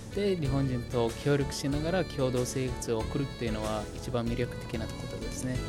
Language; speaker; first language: Japanese; non-native, fluent; Mongolian